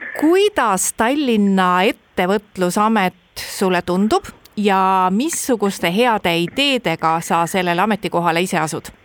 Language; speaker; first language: Estonian; native; Estonian